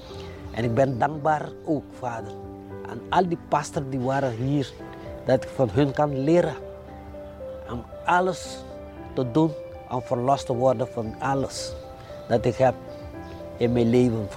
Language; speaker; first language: Dutch; non-native, fluent; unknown